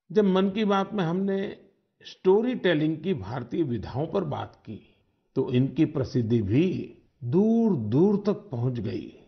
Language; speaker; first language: Hindi; non-native, local second language; Gujarati